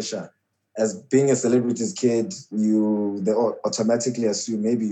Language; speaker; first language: English; non-native, local second language; Xhosa